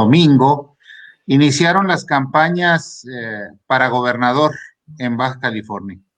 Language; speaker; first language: Spanish; native; Spanish